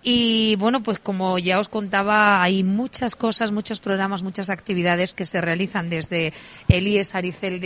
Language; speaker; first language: Spanish; native; Spanish